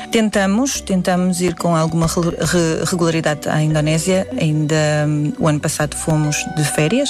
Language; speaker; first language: Portuguese; early bilingual, other home language; Indonesian